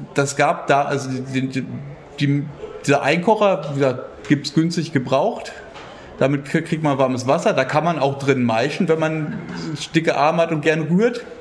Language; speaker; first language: German; native; German